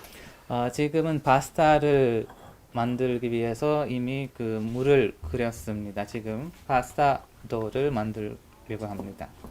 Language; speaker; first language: Korean; non-native, learner; Hungarian